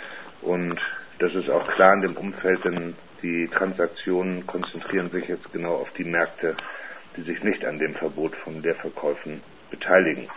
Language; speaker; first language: German; native; German